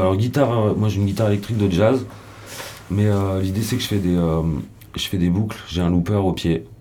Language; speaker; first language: French; native; French